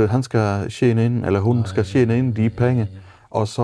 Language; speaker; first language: Danish; non-native, fluent; German